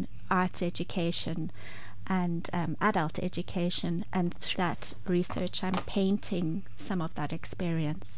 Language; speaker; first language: English; native; English